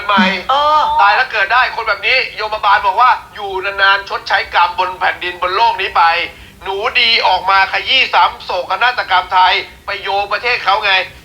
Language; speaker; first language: Thai; native; Thai